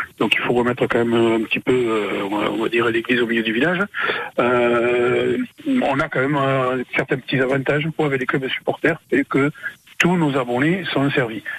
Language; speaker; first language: French; native; French